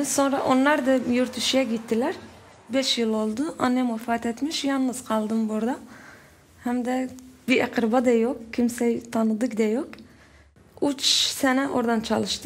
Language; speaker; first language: Turkish; non-native, learner; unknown